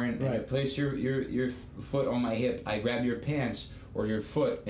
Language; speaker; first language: English; non-native, fluent; Portuguese